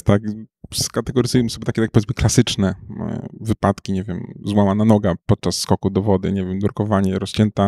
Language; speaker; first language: Polish; native; Polish